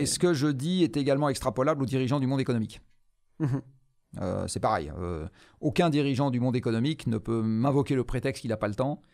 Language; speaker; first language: French; native; French